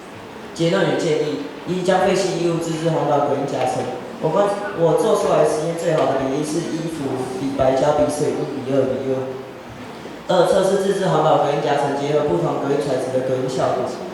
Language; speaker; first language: Chinese; native; Chinese